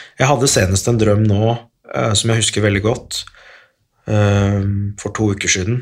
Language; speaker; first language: Norwegian; early bilingual, other home language; Arabic